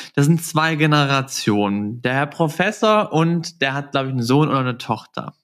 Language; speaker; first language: German; native; German